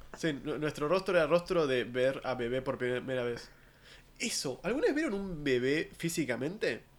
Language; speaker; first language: Spanish; native; Spanish